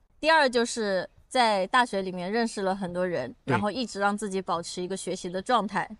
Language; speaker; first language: Chinese; native; Chinese